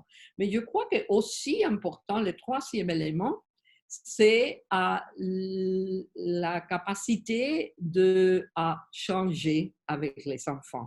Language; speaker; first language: French; non-native, learner; Spanish